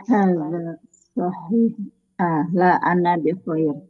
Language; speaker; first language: Arabic; non-native, learner; Indonesian